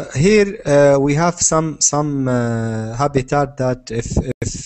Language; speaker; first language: English; non-native, learner; Arabic